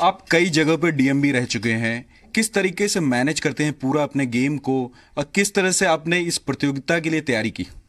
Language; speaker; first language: Hindi; native; Hindi